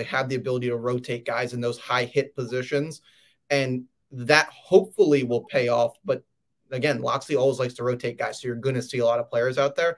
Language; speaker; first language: English; native; English